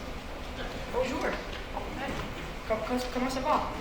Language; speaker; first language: French; non-native, local second language; English